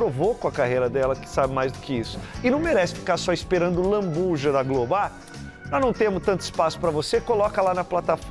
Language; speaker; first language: Portuguese; native; Portuguese